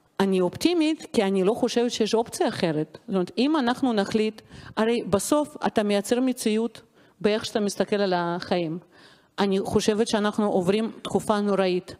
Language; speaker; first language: Hebrew; non-native, fluent; Russian